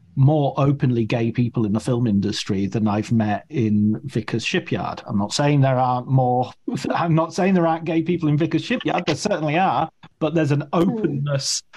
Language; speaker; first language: English; native; English